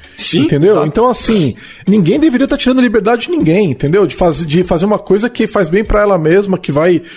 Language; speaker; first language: Portuguese; native; Portuguese